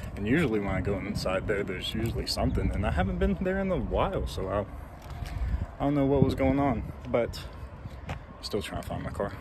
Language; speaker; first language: English; native; English